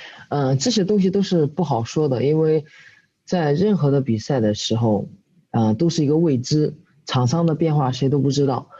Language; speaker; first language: Chinese; native; Chinese